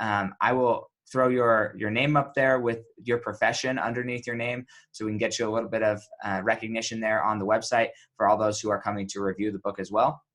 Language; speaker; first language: English; native; English